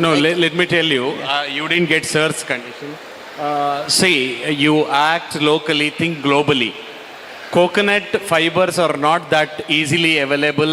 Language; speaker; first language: English; non-native, local second language; Kannada